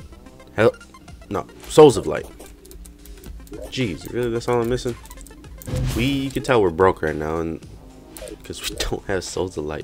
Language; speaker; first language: English; native; English